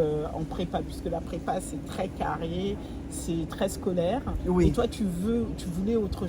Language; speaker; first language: French; native; French